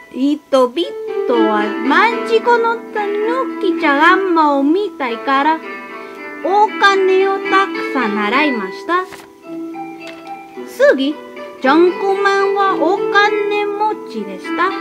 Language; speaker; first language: Japanese; non-native, learner; English